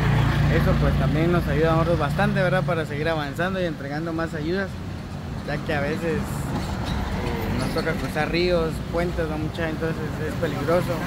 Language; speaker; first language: Spanish; native; Spanish